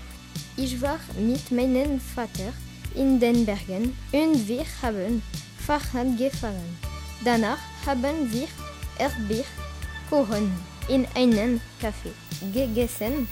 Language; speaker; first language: German; non-native, learner; French